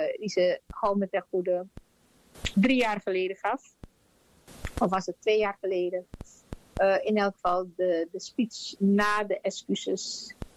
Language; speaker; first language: Dutch; native; Dutch